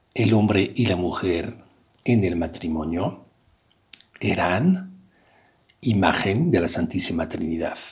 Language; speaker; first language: Spanish; non-native, fluent; French